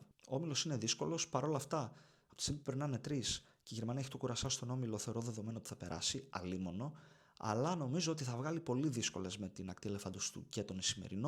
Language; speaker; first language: Greek; native; Greek